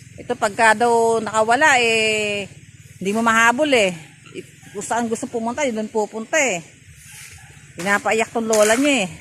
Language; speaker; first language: Filipino; native; Filipino